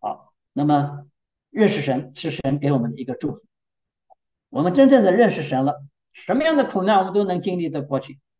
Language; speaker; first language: Chinese; native; Chinese